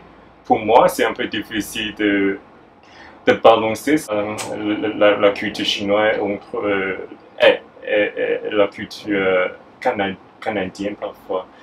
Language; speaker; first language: French; non-native, fluent; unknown